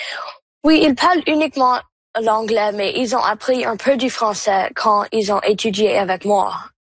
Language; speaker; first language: French; non-native, local second language; English